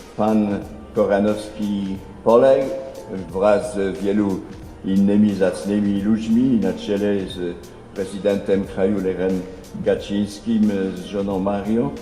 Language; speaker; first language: Polish; non-native, fluent; French